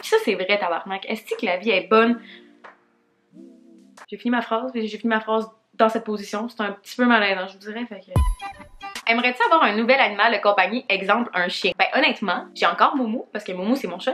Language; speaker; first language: French; native; French